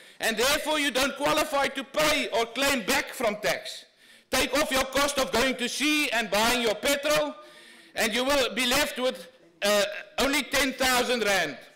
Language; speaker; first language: English; non-native, local second language; Afrikaans